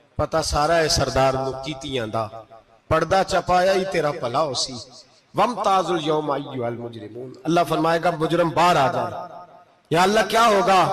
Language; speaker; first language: Urdu; non-native, local second language; Punjabi